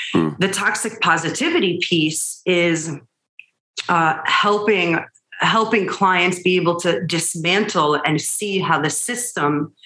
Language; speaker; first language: English; early bilingual, other home language; Hebrew